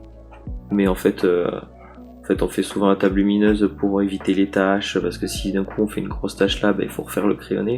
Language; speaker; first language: French; native; French